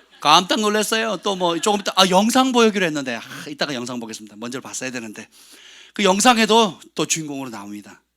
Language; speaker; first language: Korean; native; Korean